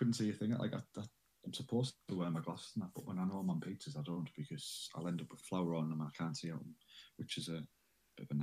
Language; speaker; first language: English; native; English